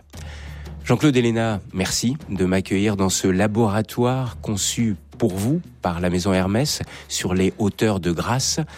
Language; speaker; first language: French; native; French